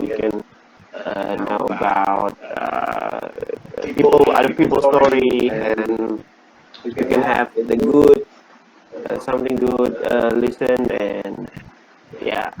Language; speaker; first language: English; non-native, learner; Indonesian